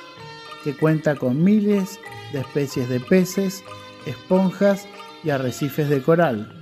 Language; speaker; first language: Spanish; non-native, fluent; Indonesian